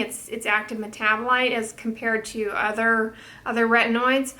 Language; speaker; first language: English; native; English